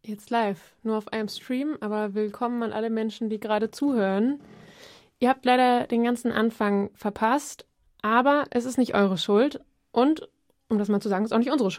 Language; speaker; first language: German; native; German